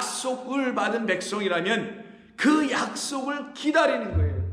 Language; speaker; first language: Korean; native; Korean